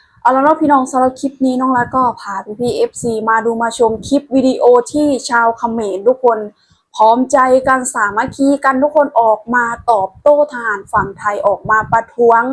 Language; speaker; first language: Thai; non-native, local second language; Lao